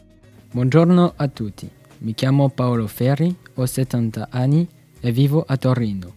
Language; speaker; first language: Italian; non-native, learner; French